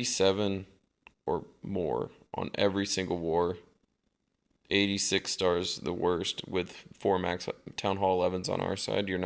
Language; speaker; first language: English; native; English